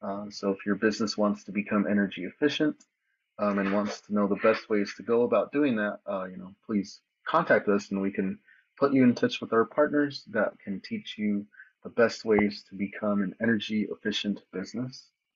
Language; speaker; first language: English; native; English